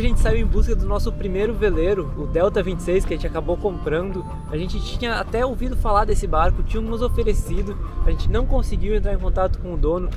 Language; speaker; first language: Portuguese; native; Portuguese